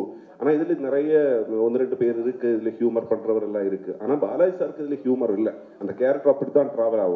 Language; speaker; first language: Tamil; non-native, learner; Malayalam